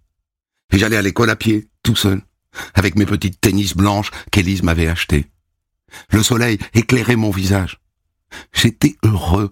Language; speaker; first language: French; native; French